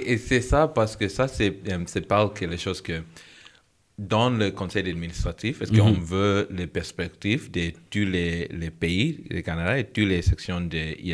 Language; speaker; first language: French; non-native, learner; English